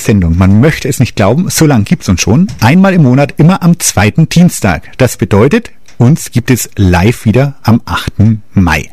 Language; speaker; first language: German; native; German